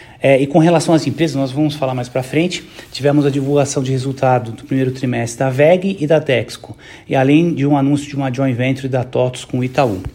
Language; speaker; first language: Portuguese; native; Portuguese